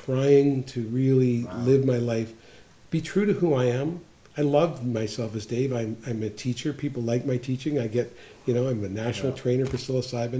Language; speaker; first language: English; native; English